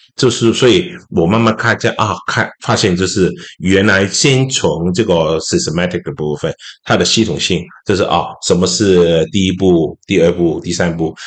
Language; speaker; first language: Chinese; non-native, local second language; Cantonese